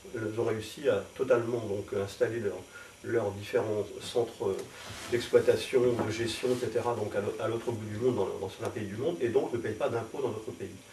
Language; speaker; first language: French; native; French